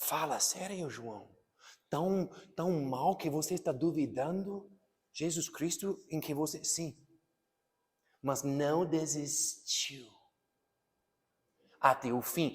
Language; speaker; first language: Portuguese; non-native, fluent; English